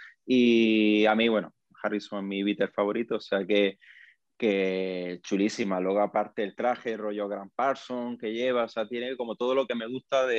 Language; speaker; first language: Spanish; native; Spanish